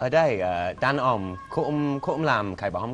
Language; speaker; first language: Vietnamese; non-native, learner; English